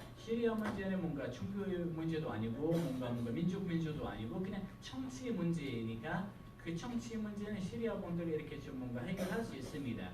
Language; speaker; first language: Korean; non-native, fluent; Arabic